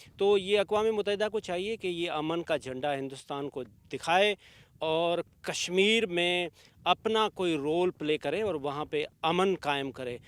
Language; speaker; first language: Urdu; non-native, local second language; Sindhi